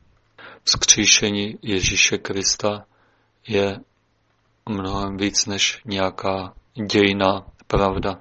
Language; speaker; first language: Czech; native; Czech